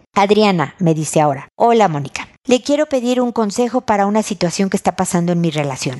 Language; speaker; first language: Spanish; native; Spanish